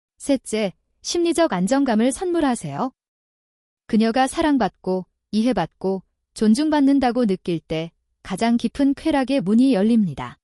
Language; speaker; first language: Korean; native; Korean